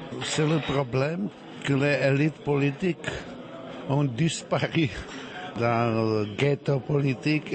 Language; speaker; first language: French; non-native, fluent; Czech